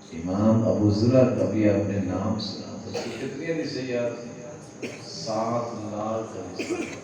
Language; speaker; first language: Urdu; non-native, local second language; Punjabi